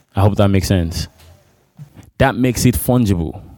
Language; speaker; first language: English; non-native, local second language; Igbo